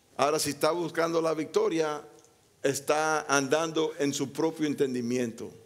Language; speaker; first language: Spanish; non-native, learner; English